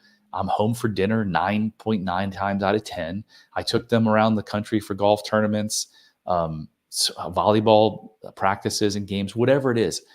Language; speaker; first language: English; native; English